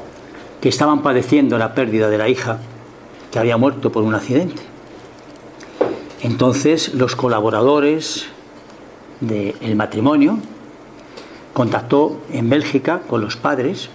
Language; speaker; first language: Spanish; native; Spanish